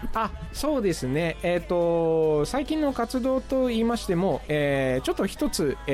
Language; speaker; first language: Japanese; non-native, fluent; Dutch